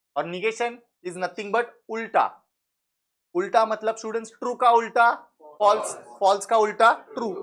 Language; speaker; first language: Hindi; non-native, local second language; Marathi